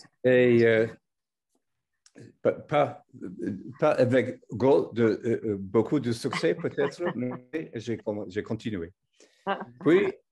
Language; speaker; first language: French; non-native, fluent; English